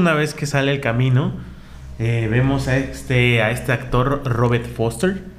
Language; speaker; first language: Spanish; native; Spanish